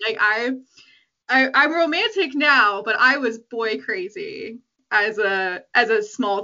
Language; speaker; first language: English; native; English